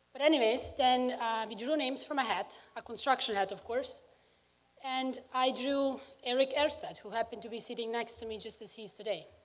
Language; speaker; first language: English; early bilingual, other home language; Bosnian